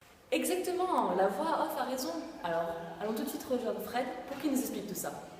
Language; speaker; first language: French; native; French